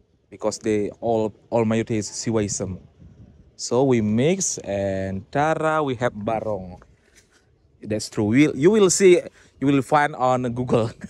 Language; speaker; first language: English; non-native, learner; Balinese